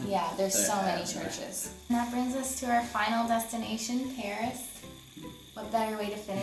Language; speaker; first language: English; native; English